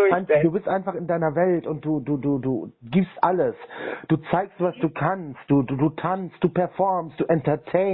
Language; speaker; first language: German; native; German